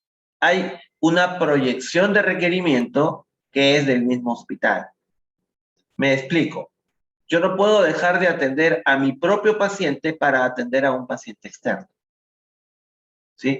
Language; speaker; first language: Spanish; native; Spanish